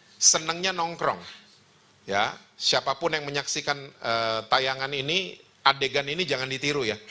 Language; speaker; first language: Indonesian; native; Indonesian